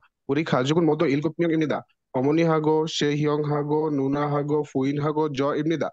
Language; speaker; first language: Korean; non-native, learner; Bangla